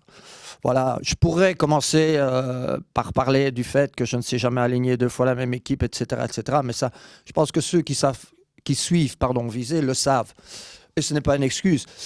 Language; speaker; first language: French; native; French